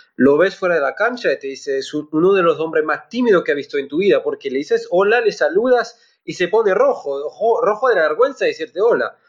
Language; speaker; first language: Spanish; non-native, fluent; French